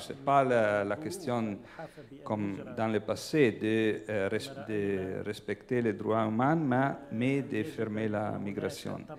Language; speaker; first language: French; non-native, fluent; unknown